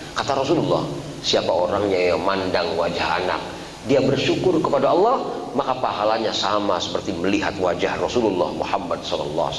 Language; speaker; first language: Indonesian; native; Indonesian